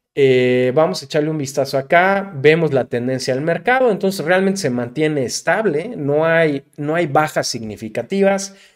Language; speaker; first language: Spanish; native; Spanish